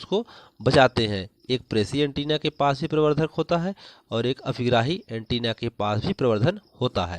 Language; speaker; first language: Hindi; native; Hindi